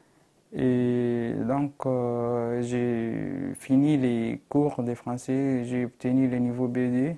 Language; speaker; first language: French; non-native, local second language; Arabic